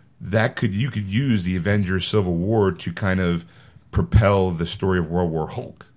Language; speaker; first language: English; native; English